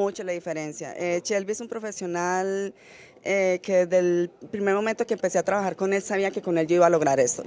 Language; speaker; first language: Spanish; native; Spanish